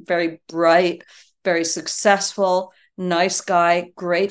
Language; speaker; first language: English; native; English